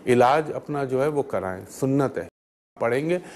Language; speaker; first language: Urdu; native; Urdu